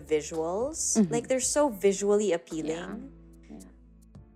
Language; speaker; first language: English; non-native, local second language; Filipino